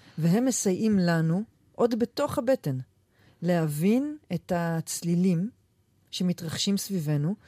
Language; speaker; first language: Hebrew; native; Hebrew